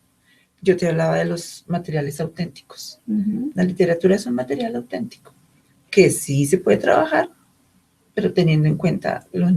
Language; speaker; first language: Spanish; native; Spanish